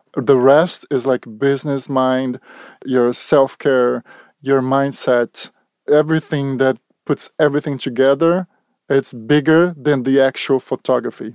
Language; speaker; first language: English; non-native, fluent; Portuguese